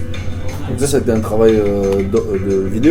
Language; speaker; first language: French; native; French